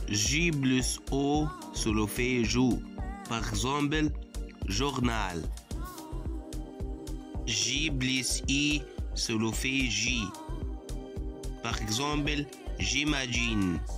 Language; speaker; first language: French; non-native, fluent; Arabic